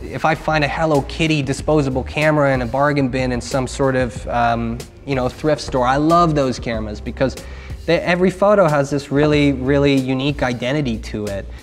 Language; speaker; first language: English; native; English